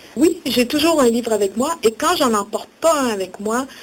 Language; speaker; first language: French; native; French